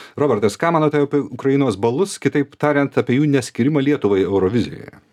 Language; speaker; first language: Lithuanian; native; Lithuanian